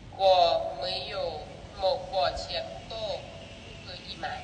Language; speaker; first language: Chinese; non-native, learner; Thai